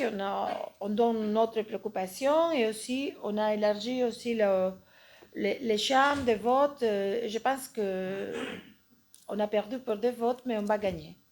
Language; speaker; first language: French; non-native, fluent; Spanish